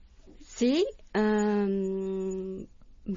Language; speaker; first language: Spanish; non-native, learner; Japanese